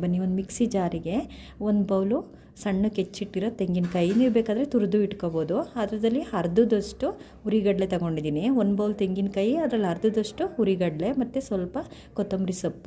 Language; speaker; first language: Kannada; native; Kannada